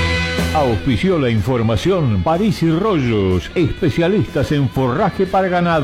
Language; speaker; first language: Spanish; native; Spanish